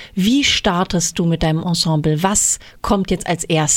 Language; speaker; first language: German; native; German